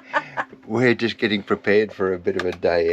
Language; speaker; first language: English; native; English